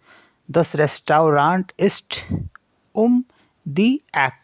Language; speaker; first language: German; non-native, fluent; Hindi